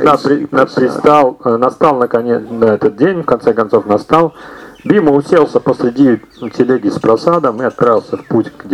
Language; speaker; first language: Russian; native; Russian